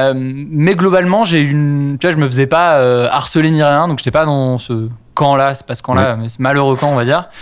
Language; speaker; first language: French; native; French